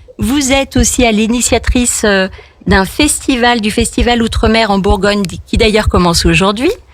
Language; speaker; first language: French; native; French